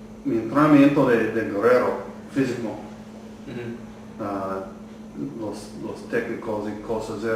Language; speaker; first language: Spanish; non-native, learner; English